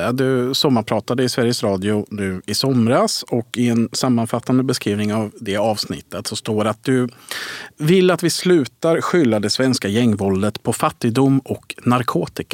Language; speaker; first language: Swedish; native; Swedish